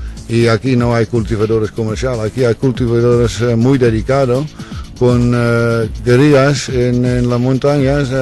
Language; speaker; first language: Spanish; non-native, learner; Dutch